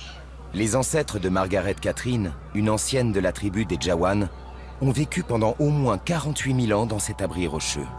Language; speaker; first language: French; native; French